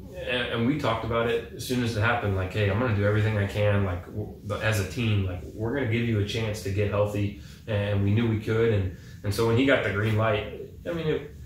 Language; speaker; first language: English; native; English